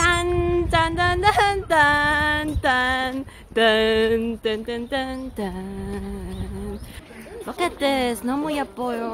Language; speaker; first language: Korean; non-native, learner; Cantonese